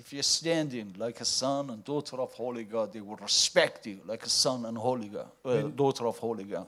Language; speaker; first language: English; non-native, fluent; Persian